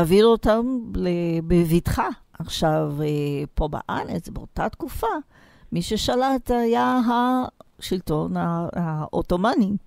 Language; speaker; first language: Hebrew; non-native, fluent; Portuguese